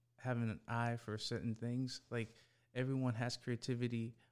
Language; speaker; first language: English; early bilingual, other home language; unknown